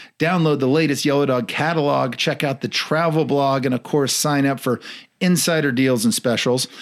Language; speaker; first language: English; native; English